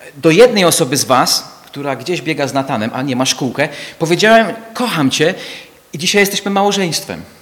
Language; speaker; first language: Polish; non-native, fluent; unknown